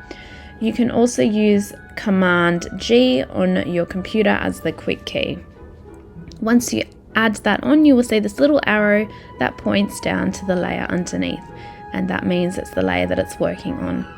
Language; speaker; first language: English; native; English